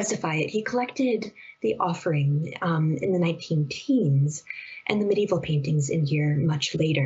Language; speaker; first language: English; native; English